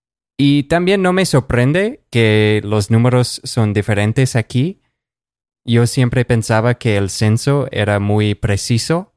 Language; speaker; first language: Spanish; non-native, fluent; English